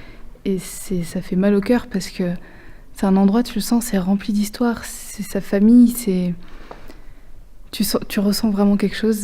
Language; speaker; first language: French; native; French